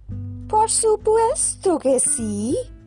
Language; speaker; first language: Spanish; non-native, learner; Hindi